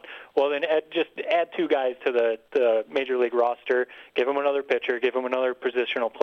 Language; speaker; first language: English; native; English